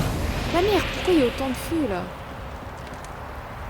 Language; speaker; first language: French; native; French